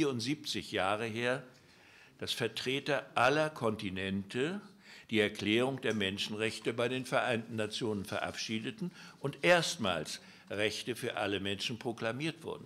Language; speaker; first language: German; native; German